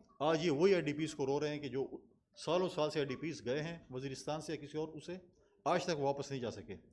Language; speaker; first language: Urdu; non-native, local second language; Pashto